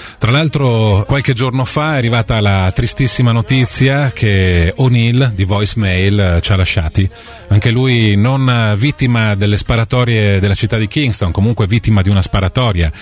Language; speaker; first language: Italian; native; Italian